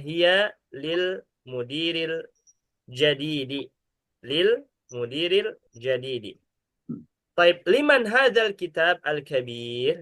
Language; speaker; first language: Arabic; non-native, fluent; Indonesian